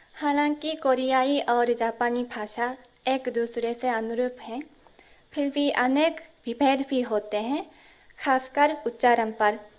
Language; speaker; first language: Hindi; non-native, fluent; Korean